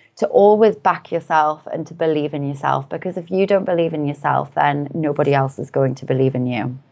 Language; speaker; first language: English; native; English